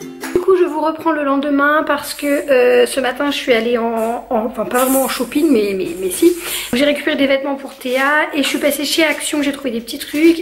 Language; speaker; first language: French; native; French